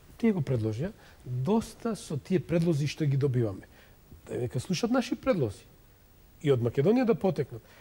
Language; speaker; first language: Macedonian; native; Macedonian